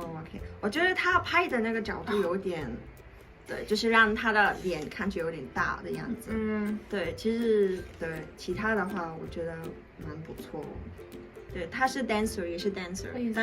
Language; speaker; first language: Chinese; non-native, fluent; Mongolian